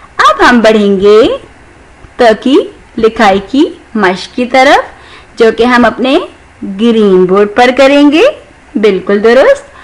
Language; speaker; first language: Urdu; non-native, local second language; Sindhi